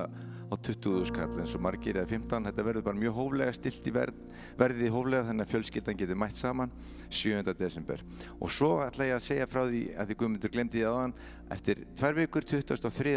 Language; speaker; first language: Icelandic; native; Icelandic